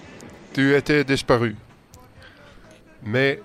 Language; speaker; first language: French; non-native, learner; Dutch